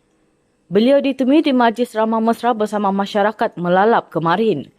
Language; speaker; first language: Malay; native; Malay